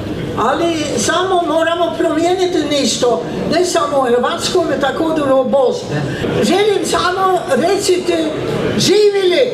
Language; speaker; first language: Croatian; non-native, learner; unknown